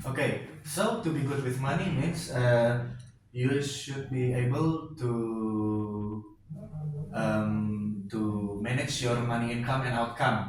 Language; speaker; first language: English; non-native, learner; Indonesian